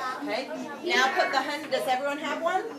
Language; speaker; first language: English; native; English